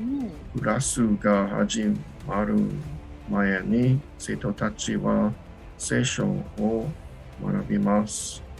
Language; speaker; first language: Japanese; non-native, learner; English